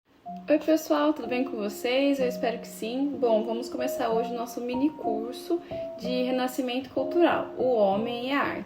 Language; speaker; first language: Portuguese; native; Portuguese